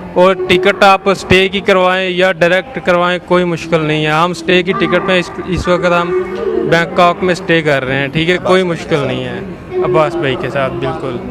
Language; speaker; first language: Urdu; non-native, local second language; Punjabi